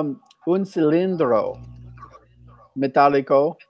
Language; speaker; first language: Spanish; non-native, fluent; English